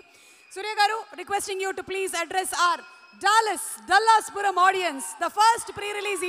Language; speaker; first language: Telugu; native; Telugu